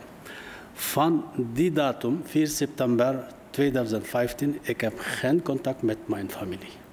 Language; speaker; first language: Dutch; non-native, learner; Uyghur